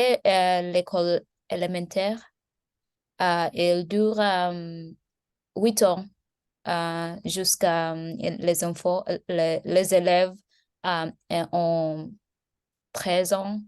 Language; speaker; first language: French; non-native, learner; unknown